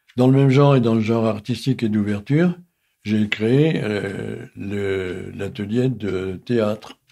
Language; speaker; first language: French; native; French